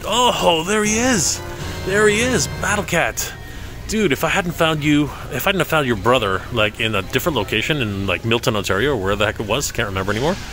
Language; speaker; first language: English; native; English